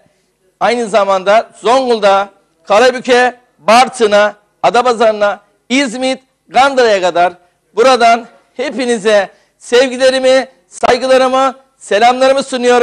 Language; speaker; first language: Turkish; native; Turkish